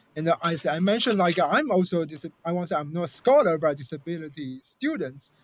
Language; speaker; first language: English; non-native, fluent; Chinese